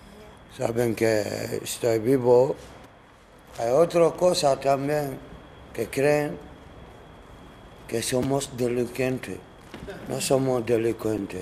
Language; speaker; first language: Spanish; non-native, learner; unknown